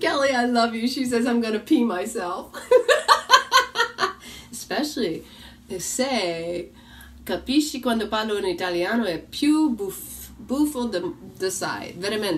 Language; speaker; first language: Italian; non-native, learner; English